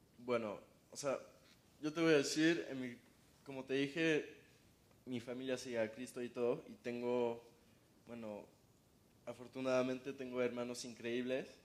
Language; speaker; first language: Spanish; early bilingual, heritage; Spanish